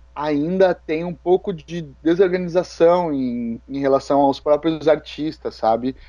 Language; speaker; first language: Portuguese; native; Portuguese